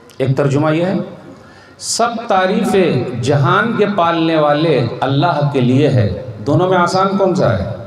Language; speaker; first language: Urdu; native; Urdu